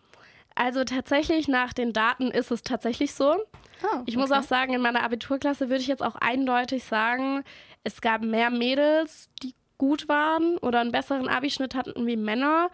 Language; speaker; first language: German; native; German